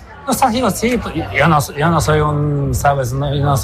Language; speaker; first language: Spanish; non-native, fluent; Polish